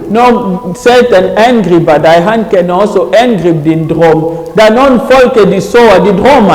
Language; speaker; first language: Danish; non-native, fluent; French